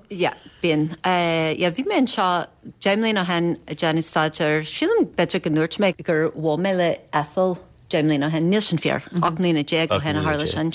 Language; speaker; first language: Irish; non-native, fluent; English